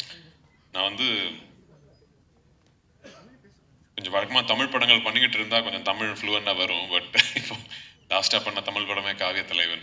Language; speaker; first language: Tamil; non-native, fluent; Malayalam